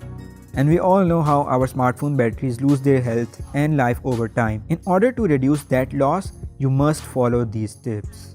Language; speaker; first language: English; non-native, local second language; Urdu